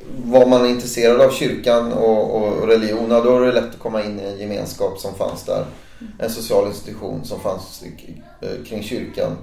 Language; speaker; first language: Swedish; native; Swedish